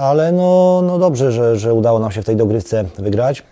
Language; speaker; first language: Polish; non-native, fluent; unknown